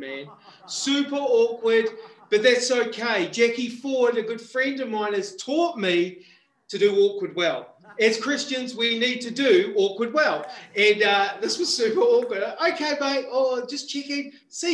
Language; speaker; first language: English; native; English